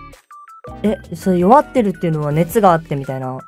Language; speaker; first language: Japanese; native; Japanese